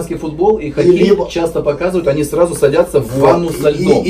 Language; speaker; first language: Russian; native; Russian